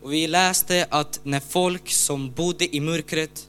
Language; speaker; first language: Swedish; non-native, learner; Ukrainian